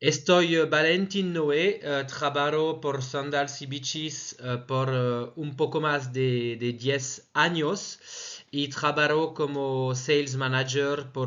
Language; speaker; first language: Spanish; non-native, fluent; French